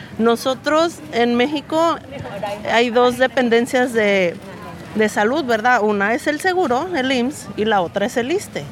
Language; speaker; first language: Spanish; native; Spanish